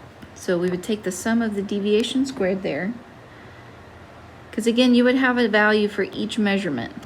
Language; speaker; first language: English; native; English